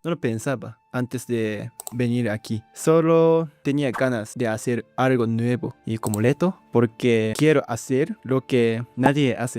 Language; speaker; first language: Spanish; non-native, learner; Japanese